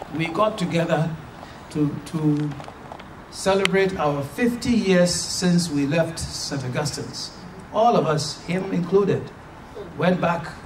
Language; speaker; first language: English; non-native, local second language; Akan